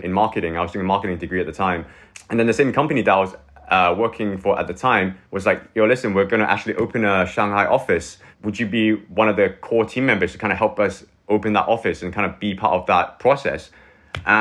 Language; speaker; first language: English; native; English